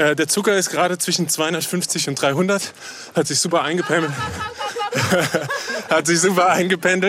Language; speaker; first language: German; native; German